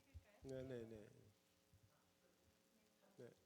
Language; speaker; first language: Korean; non-native, learner; Chinese